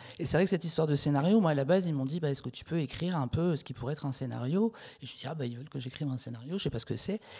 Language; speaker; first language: French; native; French